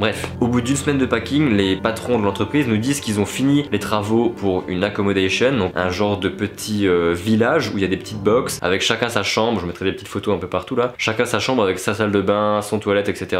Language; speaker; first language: French; native; French